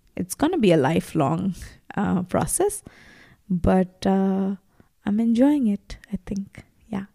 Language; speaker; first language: English; non-native, local second language; Bangla